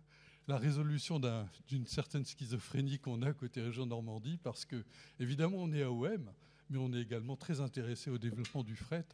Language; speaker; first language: French; native; French